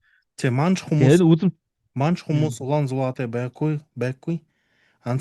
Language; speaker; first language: Mongolian; non-native, learner; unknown